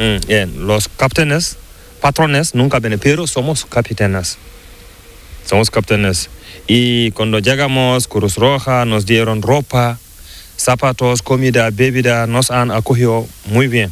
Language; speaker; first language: Spanish; non-native, learner; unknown